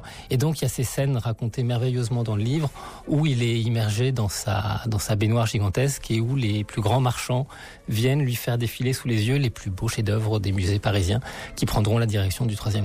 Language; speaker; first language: French; native; French